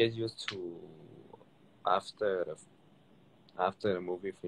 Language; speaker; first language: English; non-native, learner; Thai